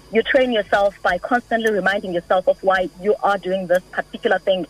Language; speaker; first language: English; non-native, local second language; Xhosa